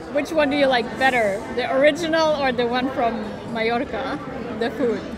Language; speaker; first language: English; non-native, fluent; German